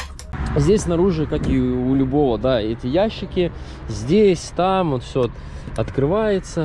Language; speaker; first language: Russian; native; Russian